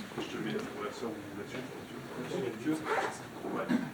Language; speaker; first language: French; native; French